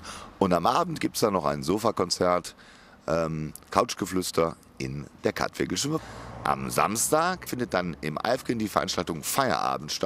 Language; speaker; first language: German; native; German